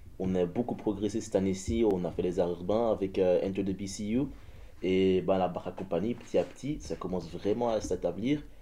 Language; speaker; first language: French; early bilingual, other home language; Dutch